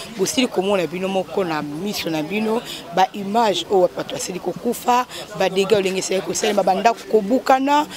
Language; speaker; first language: Lingala; native; Lingala